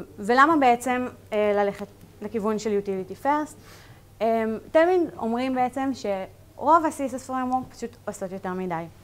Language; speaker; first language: Hebrew; native; Hebrew